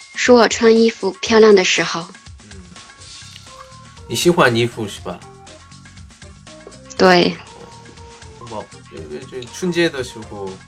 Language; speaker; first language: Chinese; non-native, learner; Korean